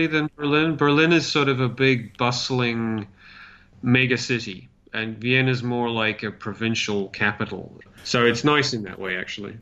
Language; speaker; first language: English; native; English